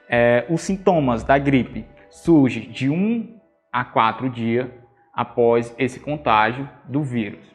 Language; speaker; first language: Portuguese; native; Portuguese